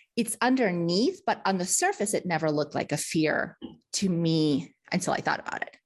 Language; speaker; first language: English; early bilingual, other home language; Russian